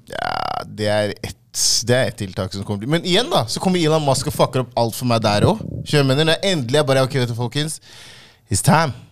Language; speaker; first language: Norwegian; early bilingual, other home language; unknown